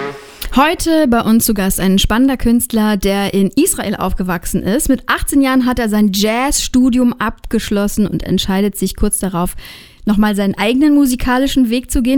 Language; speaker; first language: German; native; German